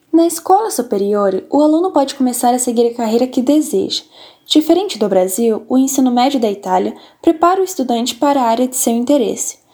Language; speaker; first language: Portuguese; native; Portuguese